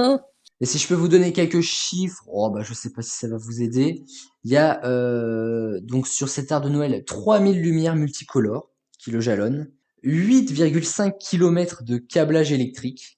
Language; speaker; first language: French; native; French